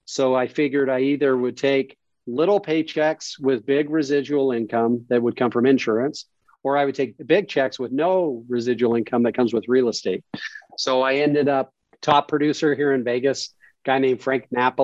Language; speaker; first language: English; native; English